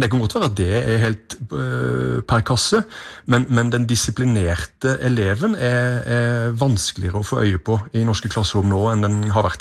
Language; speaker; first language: Norwegian; native; Norwegian